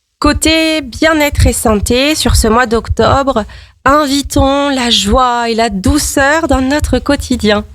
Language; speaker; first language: French; native; French